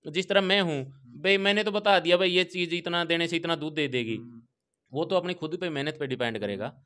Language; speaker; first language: Hindi; native; Hindi